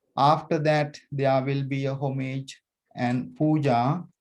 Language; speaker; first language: English; non-native, local second language; Sinhala